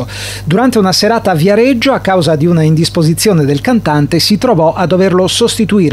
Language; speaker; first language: Italian; native; Italian